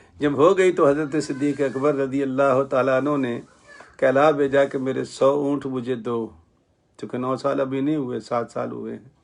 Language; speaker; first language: Urdu; non-native, local second language; Punjabi